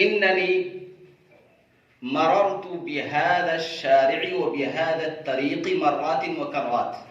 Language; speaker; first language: Arabic; non-native, fluent; Urdu